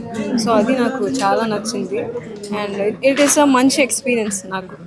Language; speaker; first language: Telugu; non-native, learner; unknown